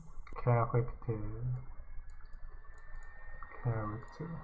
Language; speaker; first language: French; non-native, learner; English